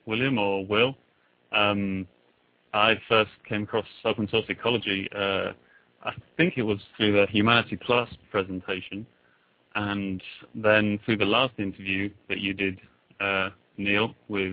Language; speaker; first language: English; native; English